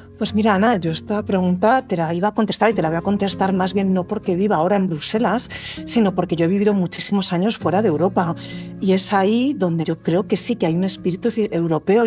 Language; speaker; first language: Spanish; native; Spanish